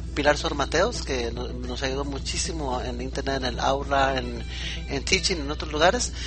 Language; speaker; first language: Spanish; native; Spanish